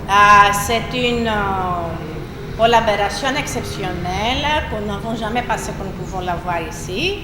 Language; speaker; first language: French; non-native, fluent; Greek